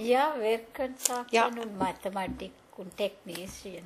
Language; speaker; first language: German; non-native, learner; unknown